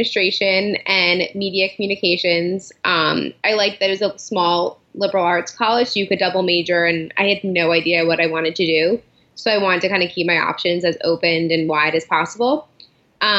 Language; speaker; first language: English; native; English